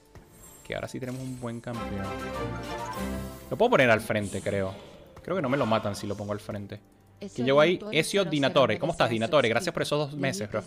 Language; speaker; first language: Spanish; native; Spanish